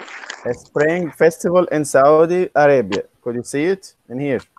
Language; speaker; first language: English; non-native, fluent; Arabic